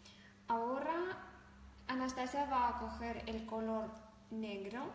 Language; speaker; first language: Spanish; non-native, fluent; Russian